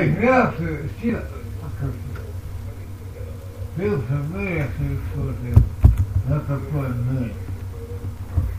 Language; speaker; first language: Estonian; non-native, local second language; Russian